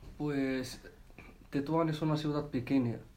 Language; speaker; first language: Spanish; non-native, learner; Arabic